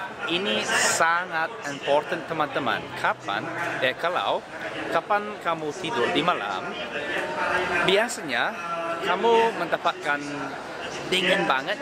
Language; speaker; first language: Indonesian; non-native, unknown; English